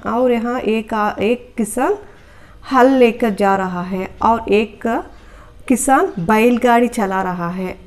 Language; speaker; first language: Hindi; non-native, local second language; Telugu